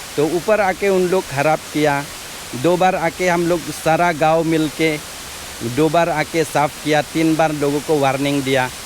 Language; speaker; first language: Hindi; non-native, local second language; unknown